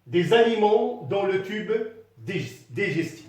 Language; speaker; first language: French; non-native, local second language; Arabic